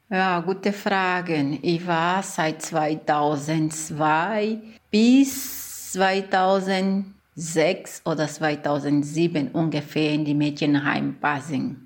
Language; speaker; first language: German; early bilingual, other home language; Portuguese